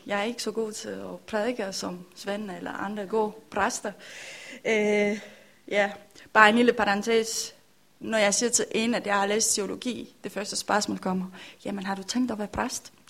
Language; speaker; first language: Danish; non-native, learner; Romanian